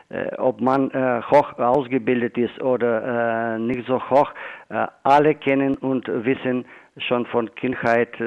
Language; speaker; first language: German; non-native, fluent; Bulgarian